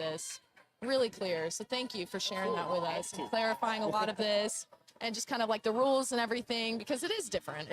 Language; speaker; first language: English; native; English